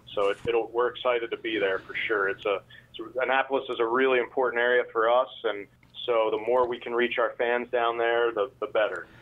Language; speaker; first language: English; native; English